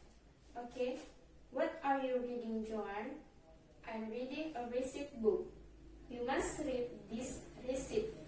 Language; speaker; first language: English; non-native, learner; Indonesian